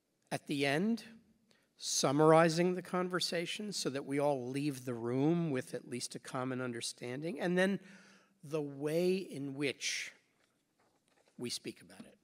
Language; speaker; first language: English; native; English